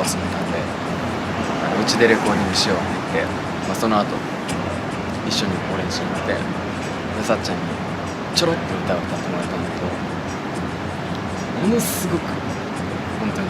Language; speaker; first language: Japanese; native; Japanese